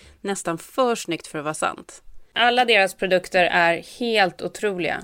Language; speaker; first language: Swedish; native; Swedish